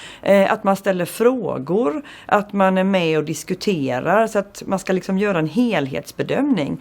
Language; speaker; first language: Swedish; native; Swedish